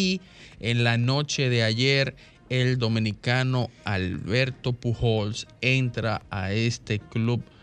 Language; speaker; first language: Spanish; native; Spanish